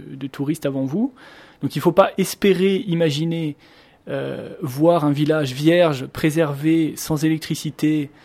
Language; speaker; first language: French; native; French